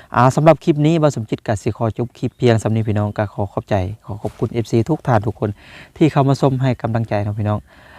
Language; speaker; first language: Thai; native; Thai